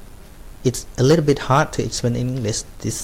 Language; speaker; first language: English; non-native, learner; Khmer